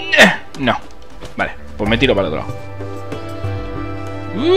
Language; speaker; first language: Spanish; native; Spanish